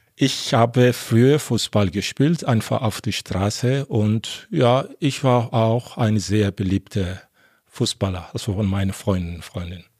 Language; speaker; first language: German; non-native, fluent; Lingala